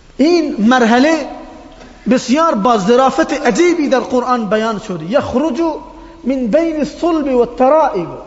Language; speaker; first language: Persian; non-native, local second language; Baluchi